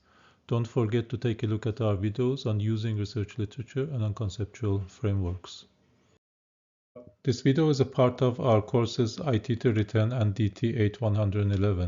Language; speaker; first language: English; non-native, fluent; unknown